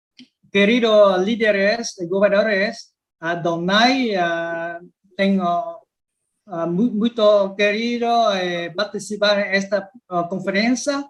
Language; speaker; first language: Spanish; non-native, learner; Vietnamese